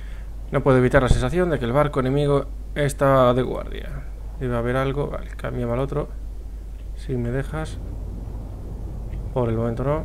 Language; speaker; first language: Spanish; native; Spanish